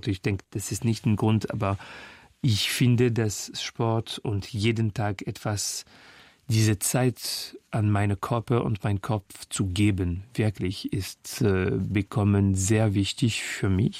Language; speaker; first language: German; non-native, fluent; French